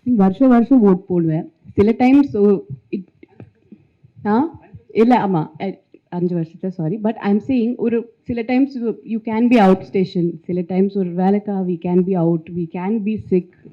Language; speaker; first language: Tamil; non-native, fluent; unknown